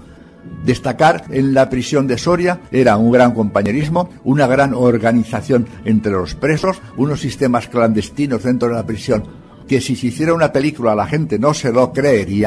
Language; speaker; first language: Spanish; native; Spanish